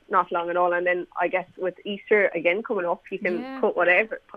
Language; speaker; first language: English; native; English